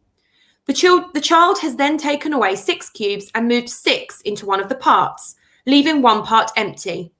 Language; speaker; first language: English; native; English